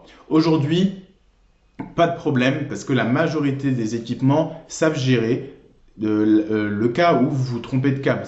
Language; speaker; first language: French; native; French